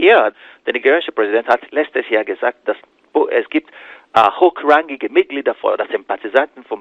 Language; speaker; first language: German; non-native, fluent; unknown